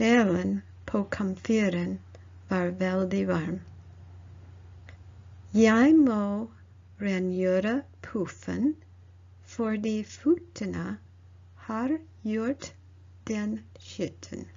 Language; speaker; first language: Norwegian; non-native, learner; English